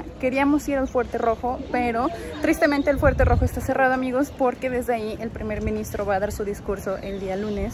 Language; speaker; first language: Spanish; native; Spanish